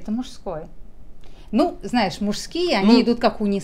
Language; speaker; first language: Russian; native; Russian